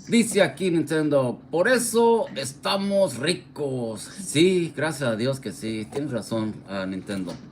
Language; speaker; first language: Spanish; early bilingual, heritage; Spanish